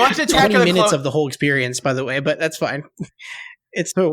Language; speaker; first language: English; native; English